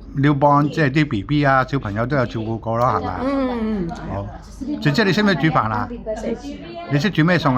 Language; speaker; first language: Cantonese; native; Cantonese